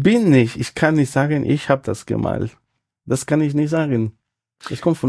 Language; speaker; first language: German; non-native, fluent; Spanish